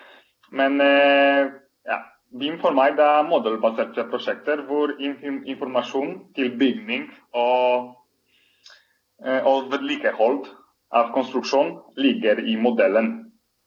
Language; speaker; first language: Swedish; non-native, fluent; Polish